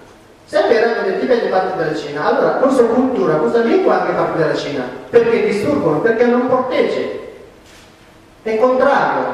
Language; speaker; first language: Italian; non-native, learner; Tibetan